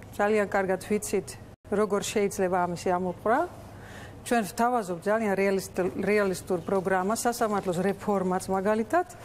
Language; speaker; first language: Georgian; non-native, fluent; Dutch